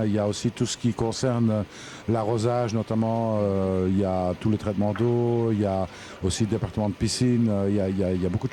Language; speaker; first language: French; native; French